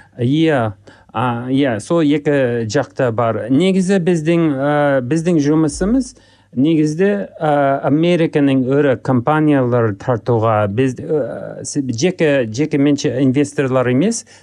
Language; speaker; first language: Kazakh; non-native, learner; English